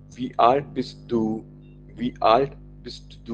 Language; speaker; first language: German; non-native, learner; Marathi